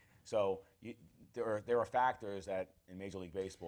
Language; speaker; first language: English; native; English